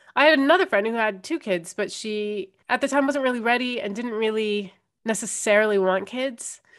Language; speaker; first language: English; native; English